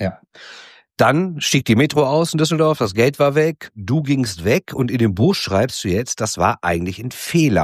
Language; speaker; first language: German; native; German